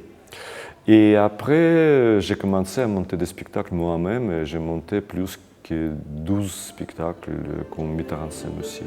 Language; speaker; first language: French; non-native, fluent; Russian